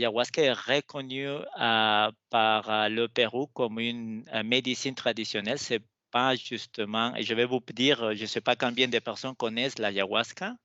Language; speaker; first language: French; non-native, fluent; Spanish